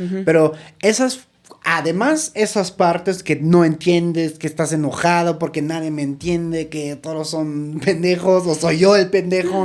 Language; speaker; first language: Spanish; native; Spanish